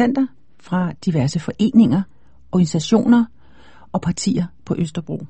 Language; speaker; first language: Danish; native; Danish